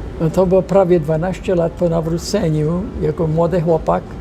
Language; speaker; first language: Polish; non-native, fluent; English